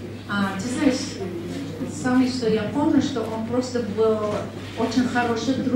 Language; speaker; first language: Russian; non-native, learner; English